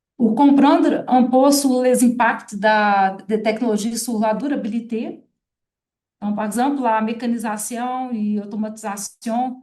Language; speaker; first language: French; non-native, fluent; Portuguese